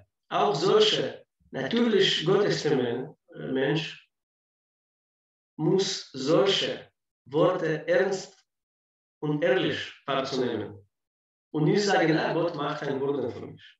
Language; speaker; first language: German; non-native, fluent; Russian